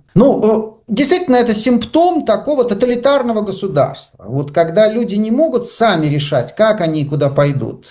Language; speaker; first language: Russian; native; Russian